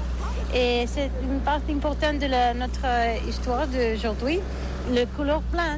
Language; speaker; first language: French; non-native, learner; Catalan